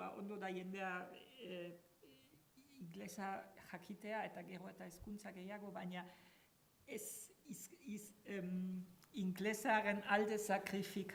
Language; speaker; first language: Basque; non-native, fluent; German